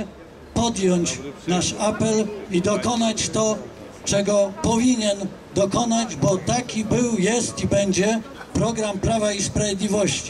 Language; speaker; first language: Polish; native; Polish